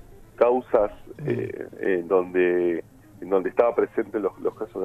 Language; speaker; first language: Spanish; native; Spanish